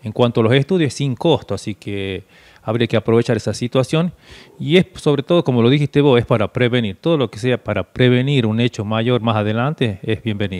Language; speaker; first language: Spanish; native; Spanish